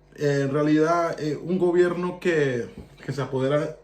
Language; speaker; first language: Spanish; early bilingual, heritage; Spanish